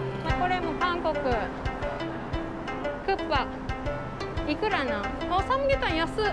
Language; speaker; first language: Korean; non-native, learner; Japanese